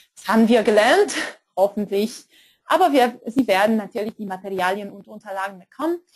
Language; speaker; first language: German; non-native, fluent; Polish